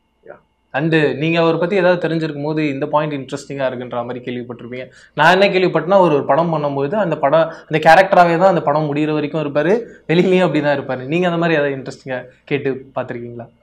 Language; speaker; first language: Tamil; native; Tamil